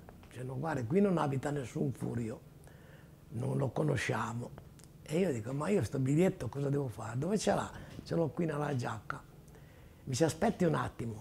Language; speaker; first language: Italian; native; Italian